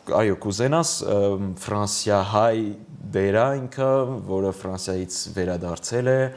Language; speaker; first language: Armenian; early bilingual, heritage; Armenian